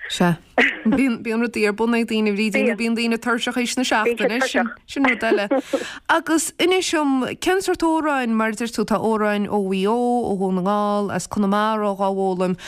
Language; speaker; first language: Irish; native; Irish